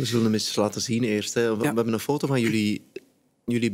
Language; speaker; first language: Dutch; native; Dutch